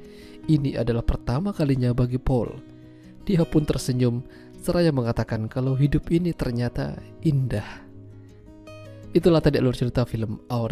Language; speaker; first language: Indonesian; non-native, local second language; Javanese